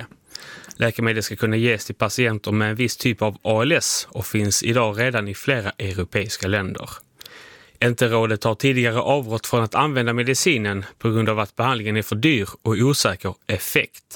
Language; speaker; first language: Swedish; native; Swedish